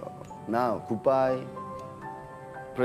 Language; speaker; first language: English; non-native, local second language; Korean